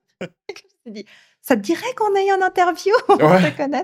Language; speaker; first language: French; native; French